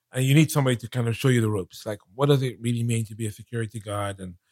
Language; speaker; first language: English; non-native, local second language; Yoruba